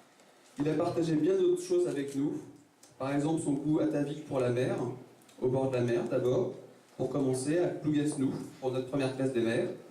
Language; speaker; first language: French; native; French